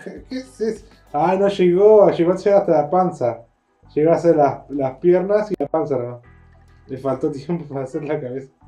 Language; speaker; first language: Spanish; native; Spanish